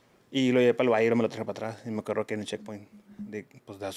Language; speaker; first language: Spanish; early bilingual, heritage; Spanish